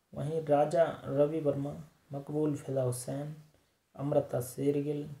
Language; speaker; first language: Hindi; native; Hindi